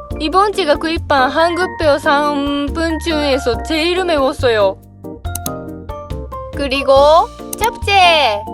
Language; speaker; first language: Korean; non-native, learner; Japanese